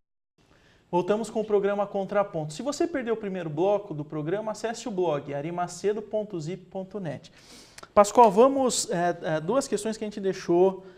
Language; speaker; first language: Portuguese; native; Portuguese